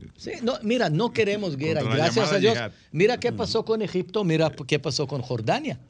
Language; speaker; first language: Spanish; non-native, fluent; Hebrew